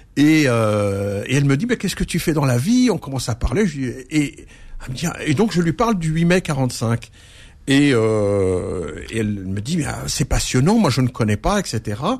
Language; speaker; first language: French; early bilingual, other home language; Arabic